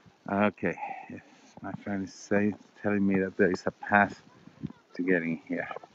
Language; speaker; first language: English; non-native, fluent; Spanish